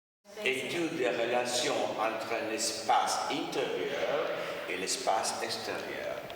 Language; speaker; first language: French; non-native, fluent; Spanish